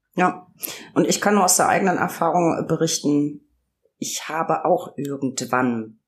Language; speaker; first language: German; native; German